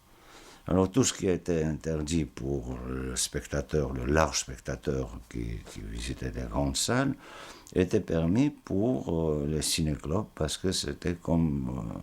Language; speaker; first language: French; non-native, fluent; Georgian